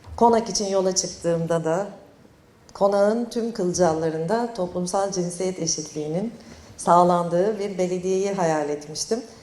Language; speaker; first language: Turkish; native; Turkish